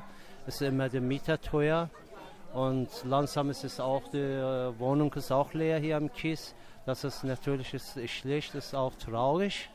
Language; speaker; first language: German; non-native, local second language; Turkish